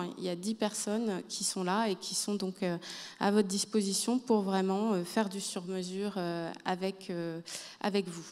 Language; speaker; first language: French; native; French